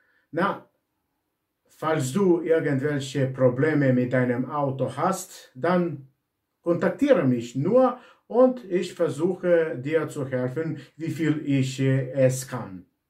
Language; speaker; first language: German; non-native, fluent; Serbian